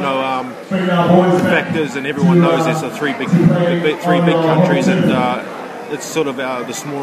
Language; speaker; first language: English; native; English